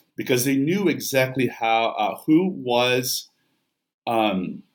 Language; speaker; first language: English; non-native, fluent; Portuguese